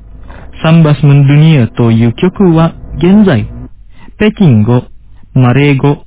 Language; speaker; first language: Japanese; non-native, fluent; Indonesian